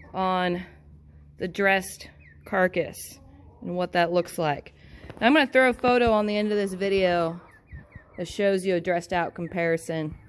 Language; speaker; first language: English; native; English